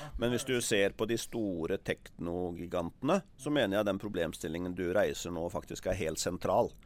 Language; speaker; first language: Norwegian; native; Norwegian